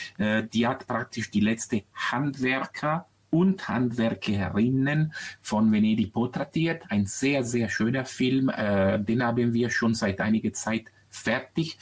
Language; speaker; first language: German; non-native, fluent; Italian